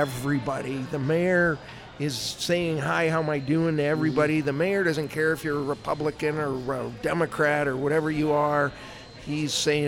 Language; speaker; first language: English; native; English